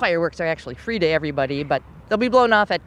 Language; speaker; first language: English; native; English